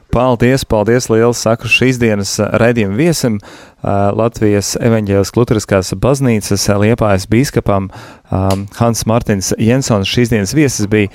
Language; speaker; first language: Latvian; native; Latvian